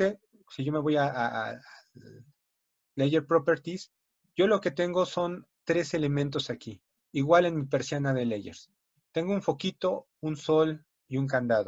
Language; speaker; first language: Spanish; native; Spanish